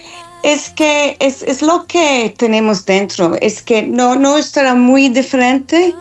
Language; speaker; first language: Spanish; non-native, learner; English